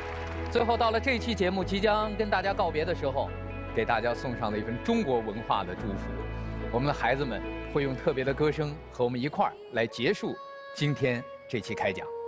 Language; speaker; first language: Chinese; native; Chinese